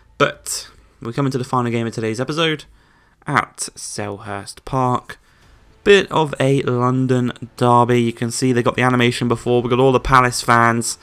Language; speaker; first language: English; native; English